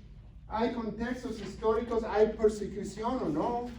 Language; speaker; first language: Spanish; non-native, fluent; English